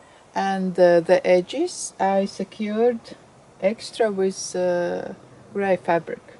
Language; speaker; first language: English; non-native, fluent; Latvian